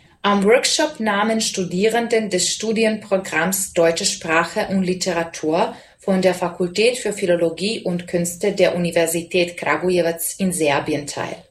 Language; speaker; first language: German; non-native, fluent; Serbian